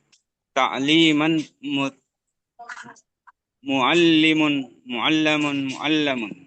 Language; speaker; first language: Arabic; non-native, learner; Indonesian